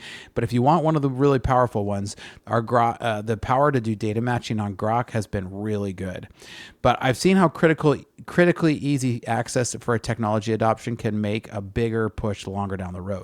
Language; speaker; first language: English; native; English